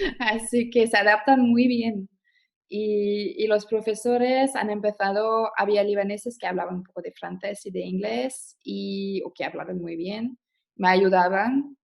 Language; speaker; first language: Spanish; non-native, fluent; French